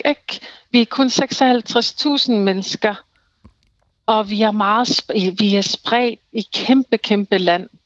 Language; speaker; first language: Danish; non-native, local second language; Kalaallisut